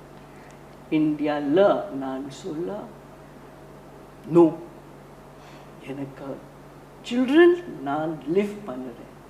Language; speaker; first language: Tamil; non-native, learner; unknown